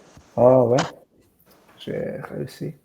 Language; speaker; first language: French; non-native, learner; English